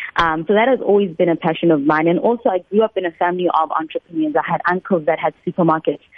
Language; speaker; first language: English; non-native, local second language; Northern Sotho